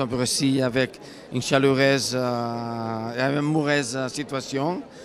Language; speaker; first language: French; non-native, learner; Catalan